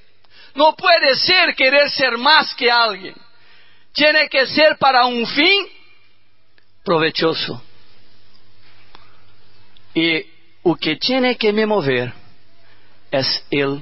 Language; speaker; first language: Spanish; non-native, learner; Portuguese